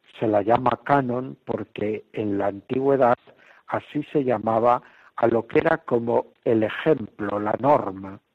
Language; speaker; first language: Spanish; native; Spanish